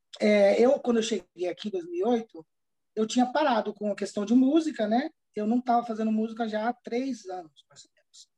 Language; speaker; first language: Portuguese; native; Portuguese